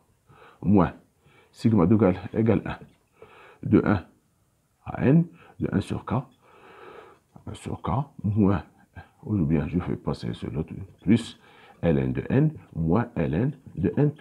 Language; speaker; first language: French; non-native, local second language; Arabic